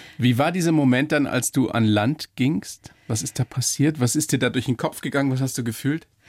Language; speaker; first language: German; native; German